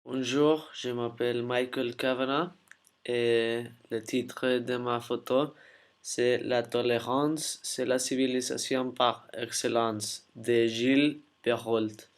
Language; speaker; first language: French; non-native, learner; Spanish